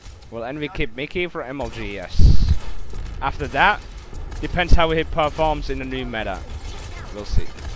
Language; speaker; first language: English; non-native, fluent; Finnish